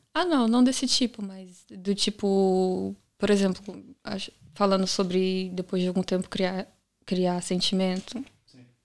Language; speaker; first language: Portuguese; native; Portuguese